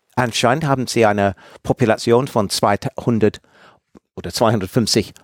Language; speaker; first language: German; non-native, fluent; English